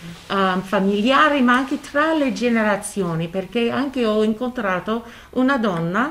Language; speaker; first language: Italian; non-native, fluent; English